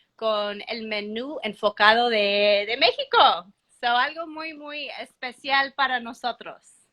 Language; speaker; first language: Spanish; early bilingual, heritage; Spanish